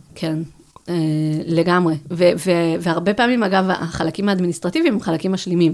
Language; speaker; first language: Hebrew; native; Hebrew